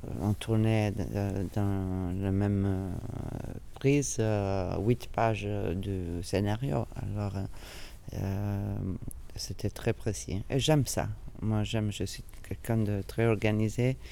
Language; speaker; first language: French; non-native, fluent; Italian